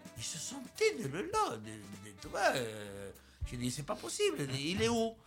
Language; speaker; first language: French; non-native, fluent; Spanish